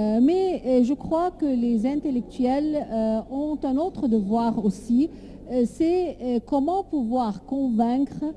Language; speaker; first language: French; non-native, fluent; Arabic